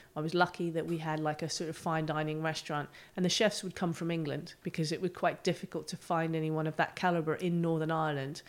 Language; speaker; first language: English; native; English